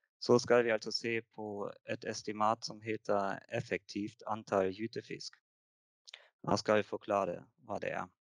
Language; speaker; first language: Norwegian; non-native, fluent; German